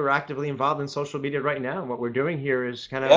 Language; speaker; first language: English; native; English